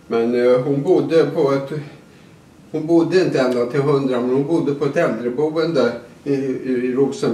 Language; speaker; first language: Swedish; native; Swedish